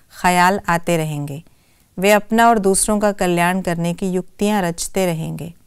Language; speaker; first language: Hindi; native; Hindi